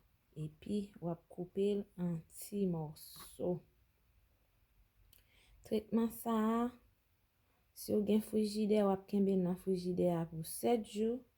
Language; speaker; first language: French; non-native, local second language; Haitian Creole